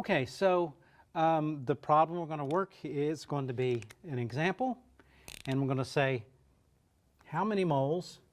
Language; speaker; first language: English; native; English